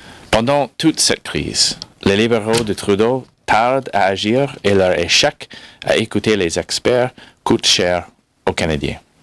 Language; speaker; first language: French; non-native, fluent; English